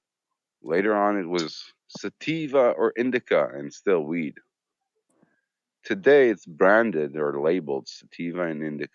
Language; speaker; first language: English; non-native, fluent; Hebrew